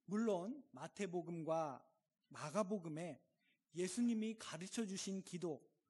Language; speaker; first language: Korean; native; Korean